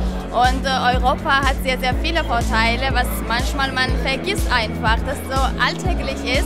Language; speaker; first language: German; non-native, fluent; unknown